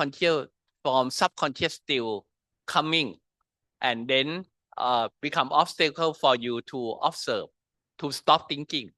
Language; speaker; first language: English; non-native, learner; Thai